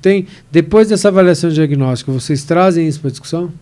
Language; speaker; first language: Portuguese; native; Portuguese